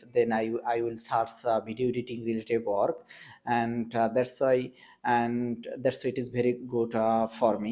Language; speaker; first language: English; non-native, learner; Bangla